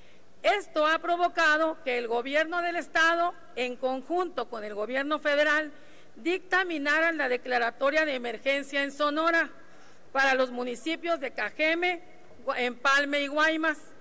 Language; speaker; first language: Spanish; native; Spanish